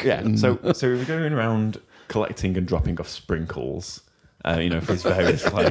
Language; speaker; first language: English; native; English